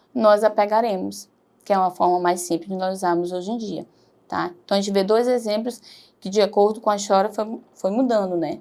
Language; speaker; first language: Portuguese; native; Portuguese